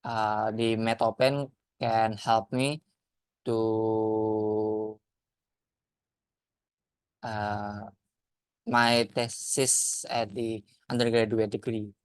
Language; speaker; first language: English; non-native, learner; Indonesian